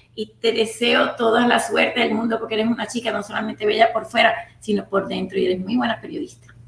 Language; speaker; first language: Spanish; native; Spanish